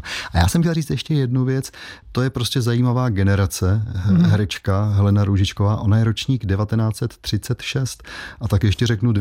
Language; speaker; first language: Czech; native; Czech